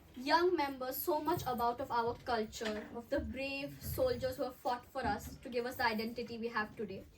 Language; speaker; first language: English; non-native, local second language; Marathi